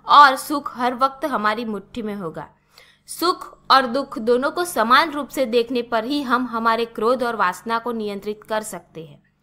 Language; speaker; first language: Hindi; non-native, local second language; Gujarati